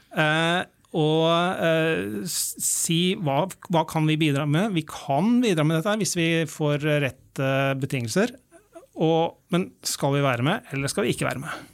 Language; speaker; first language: Norwegian; native; Norwegian